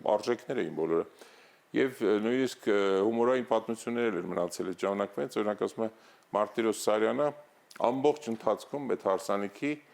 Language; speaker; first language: Armenian; native; Armenian